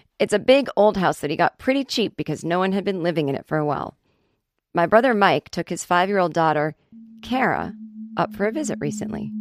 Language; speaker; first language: English; native; English